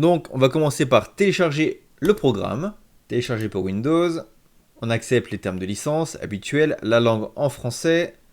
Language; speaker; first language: French; native; French